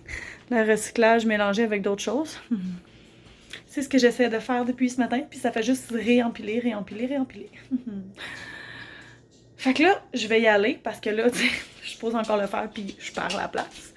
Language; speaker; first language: French; native; French